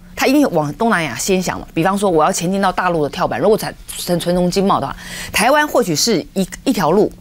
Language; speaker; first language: Chinese; native; Chinese